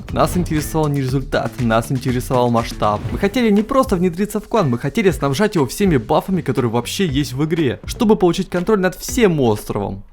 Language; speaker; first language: Russian; native; Russian